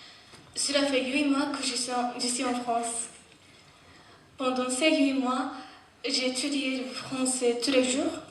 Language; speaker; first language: French; non-native, fluent; Japanese